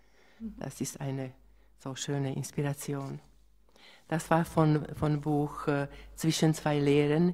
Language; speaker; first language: German; non-native, fluent; Slovak